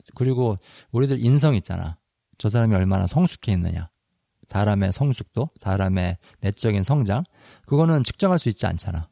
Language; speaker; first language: Korean; native; Korean